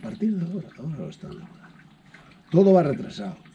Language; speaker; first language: Spanish; non-native, local second language; Galician